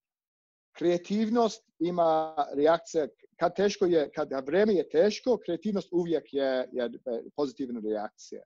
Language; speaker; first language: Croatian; non-native, learner; English